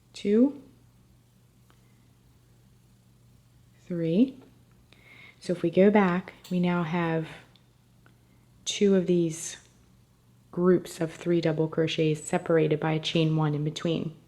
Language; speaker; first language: English; native; English